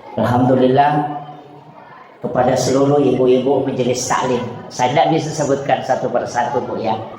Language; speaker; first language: Indonesian; non-native, local second language; Buginese